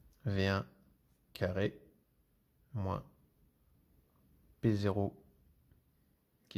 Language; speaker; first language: French; native; French